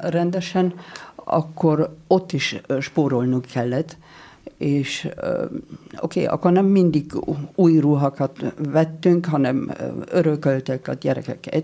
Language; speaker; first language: Hungarian; non-native, fluent; German